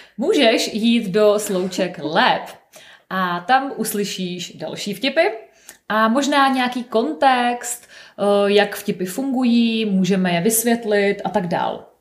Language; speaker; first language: Czech; native; Czech